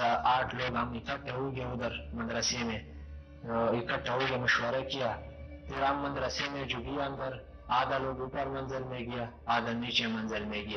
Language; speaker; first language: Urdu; non-native, local second language; Pashto